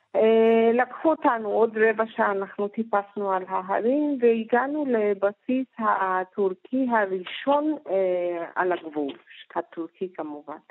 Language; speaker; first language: Hebrew; early bilingual, other home language; Persian